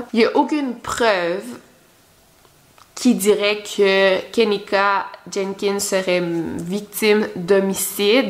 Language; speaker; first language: French; native; French